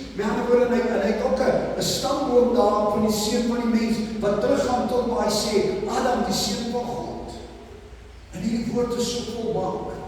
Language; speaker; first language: Afrikaans; non-native, local second language; English